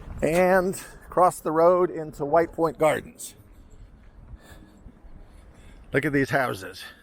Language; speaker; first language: English; native; English